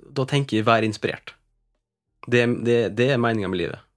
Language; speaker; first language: Norwegian; native; Norwegian